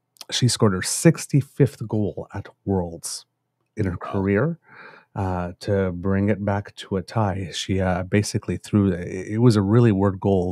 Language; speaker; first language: English; native; English